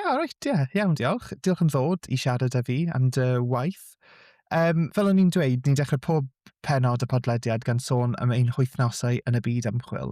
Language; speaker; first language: Welsh; native; Welsh